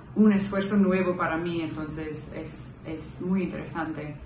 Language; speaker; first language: Spanish; non-native, fluent; English